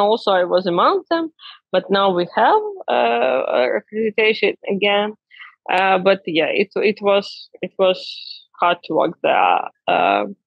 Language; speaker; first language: English; non-native, learner; Ukrainian